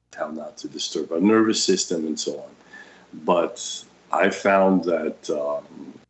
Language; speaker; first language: English; early bilingual, other home language; Russian